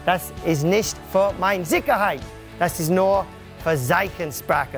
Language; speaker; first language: German; non-native, learner; English